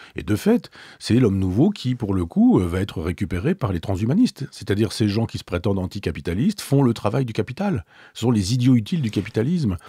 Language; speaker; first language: French; native; French